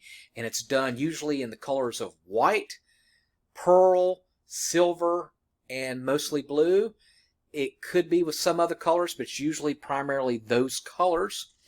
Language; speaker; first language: English; native; English